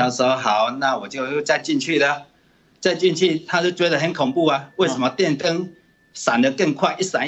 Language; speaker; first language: Chinese; native; Chinese